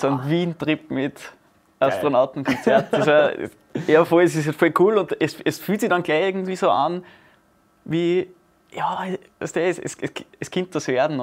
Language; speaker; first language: German; native; German